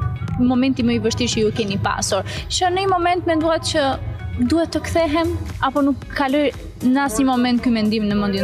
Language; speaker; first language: Albanian; native; Albanian